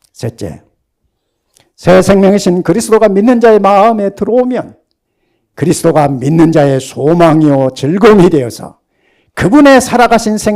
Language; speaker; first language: Korean; native; Korean